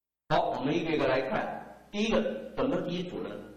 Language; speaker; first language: Chinese; native; Chinese